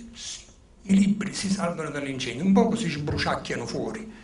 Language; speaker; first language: Italian; non-native, local second language; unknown